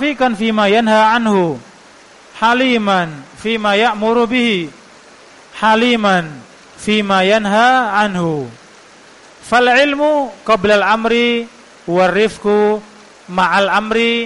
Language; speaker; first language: Arabic; non-native, fluent; Indonesian